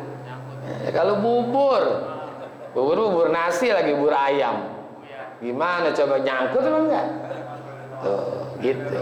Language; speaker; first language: Indonesian; native; Indonesian